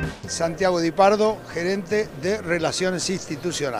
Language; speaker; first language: Spanish; native; Spanish